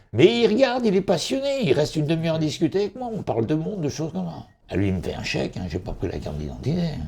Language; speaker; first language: French; native; French